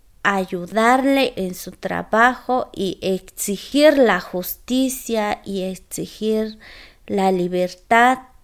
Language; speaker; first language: Spanish; non-native, local second language; Zapotec